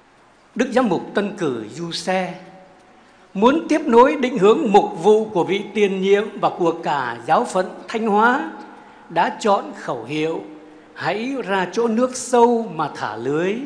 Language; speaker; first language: Vietnamese; native; Vietnamese